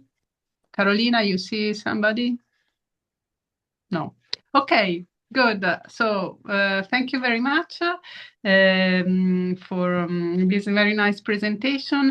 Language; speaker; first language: English; non-native, fluent; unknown